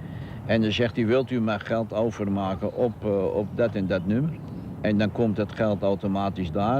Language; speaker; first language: Dutch; native; Dutch